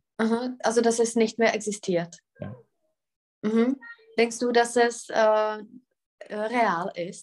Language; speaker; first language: German; non-native, fluent; Czech